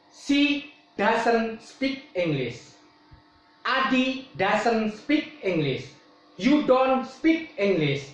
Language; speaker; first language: English; non-native, fluent; Indonesian